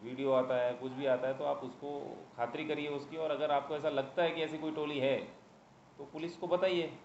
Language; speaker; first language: Hindi; non-native, local second language; Marathi